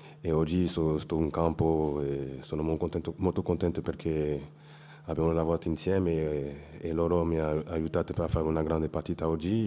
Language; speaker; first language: Italian; non-native, fluent; French